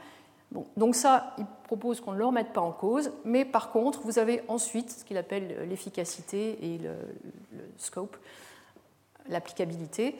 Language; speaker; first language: French; native; French